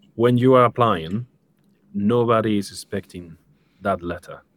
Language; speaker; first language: English; non-native, fluent; Spanish